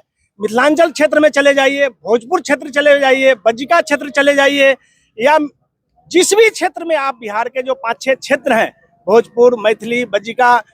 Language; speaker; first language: Hindi; native; Hindi